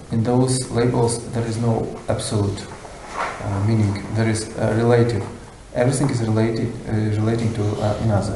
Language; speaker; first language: English; non-native, fluent; Russian